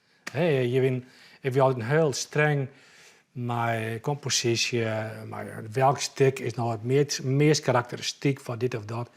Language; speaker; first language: Dutch; non-native, local second language; Western Frisian